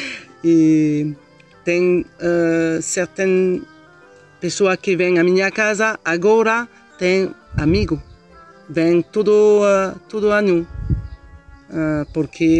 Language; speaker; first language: Portuguese; non-native, learner; French